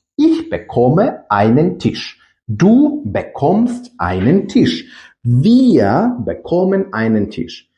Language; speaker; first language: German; non-native, fluent; Ukrainian